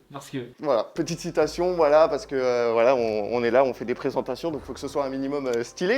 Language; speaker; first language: French; native; French